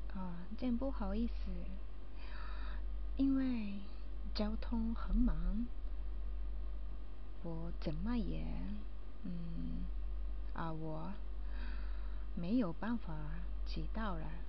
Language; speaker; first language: Chinese; non-native, learner; Japanese